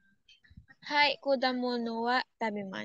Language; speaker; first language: Japanese; non-native, learner; Filipino